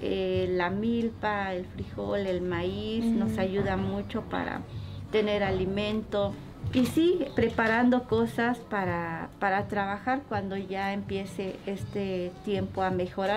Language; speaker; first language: Spanish; non-native, local second language; Zapotec